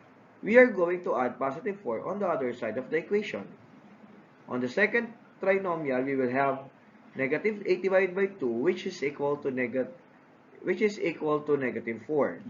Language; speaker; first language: English; non-native, local second language; Filipino